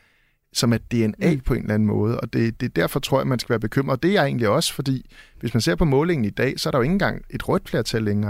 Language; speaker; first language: Danish; native; Danish